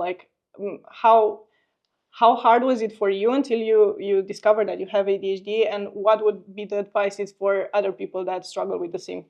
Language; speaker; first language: English; non-native, fluent; Romanian